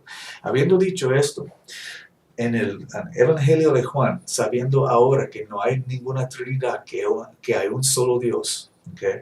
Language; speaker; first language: Spanish; non-native, fluent; English